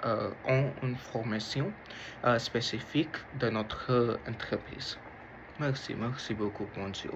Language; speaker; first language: French; non-native, learner; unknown